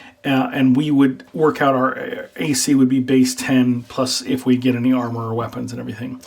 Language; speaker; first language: English; native; English